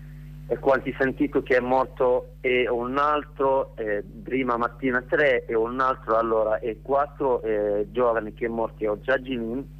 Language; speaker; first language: Italian; non-native, learner; Arabic